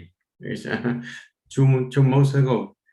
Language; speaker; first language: English; non-native, learner; Spanish